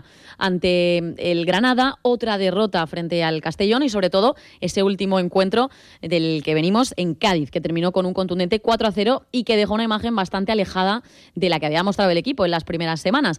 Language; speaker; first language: Spanish; native; Spanish